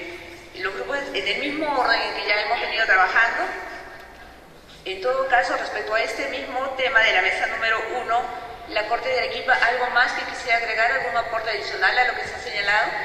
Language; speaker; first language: Spanish; native; Spanish